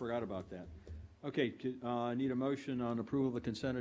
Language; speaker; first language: English; native; English